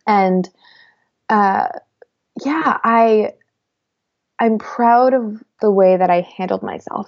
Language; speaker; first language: English; early bilingual, other home language; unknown